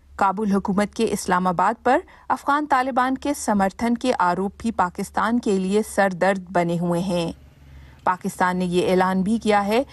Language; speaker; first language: Urdu; native; Urdu